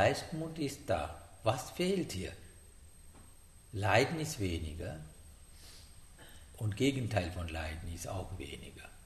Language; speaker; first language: German; non-native, learner; Sinhala